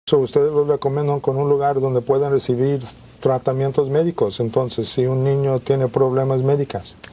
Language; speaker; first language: Spanish; early bilingual, heritage; Spanish